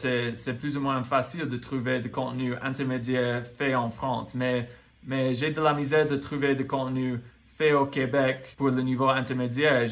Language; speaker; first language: French; non-native, learner; English